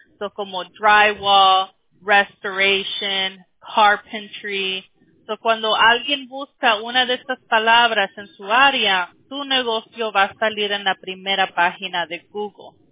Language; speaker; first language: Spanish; early bilingual, heritage; Spanish